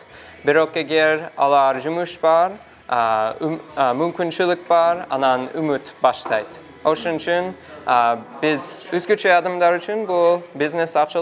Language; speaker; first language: Kyrgyz; non-native, learner; English